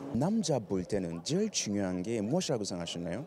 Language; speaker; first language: Korean; non-native, fluent; English